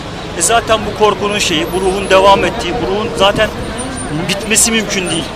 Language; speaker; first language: Turkish; native; Turkish